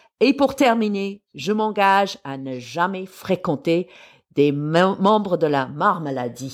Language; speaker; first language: French; non-native, fluent; English